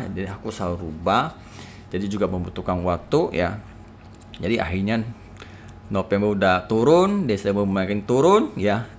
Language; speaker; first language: Indonesian; native; Indonesian